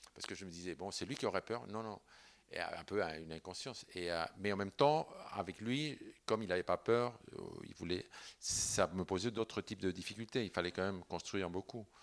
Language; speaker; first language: French; non-native, fluent; Spanish